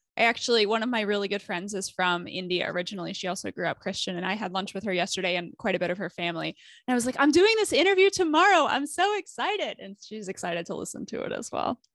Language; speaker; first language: English; native; English